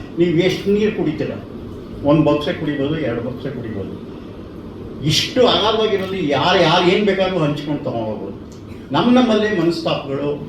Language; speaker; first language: Kannada; native; Kannada